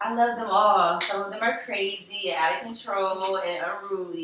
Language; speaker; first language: English; native; English